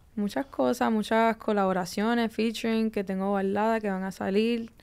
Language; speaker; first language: Spanish; early bilingual, heritage; Spanish